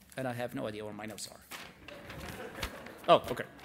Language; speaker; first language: English; non-native, fluent; Arabic